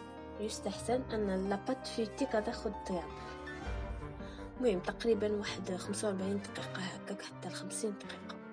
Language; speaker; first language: Arabic; native; Arabic